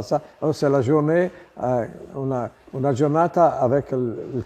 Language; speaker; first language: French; non-native, learner; Italian